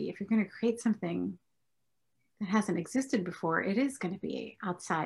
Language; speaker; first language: English; native; English